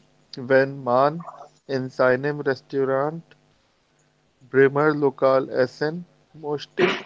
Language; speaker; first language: German; non-native, learner; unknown